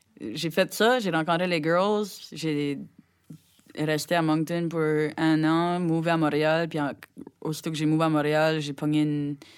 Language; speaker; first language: French; native; French